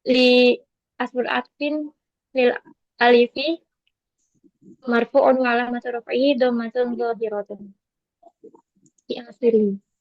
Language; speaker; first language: Arabic; non-native, learner; Indonesian